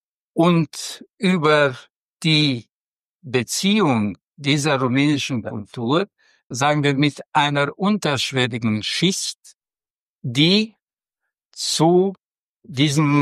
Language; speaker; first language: German; non-native, fluent; Romanian